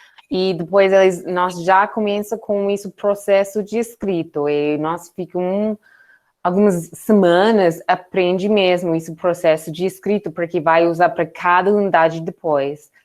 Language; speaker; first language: Portuguese; non-native, learner; English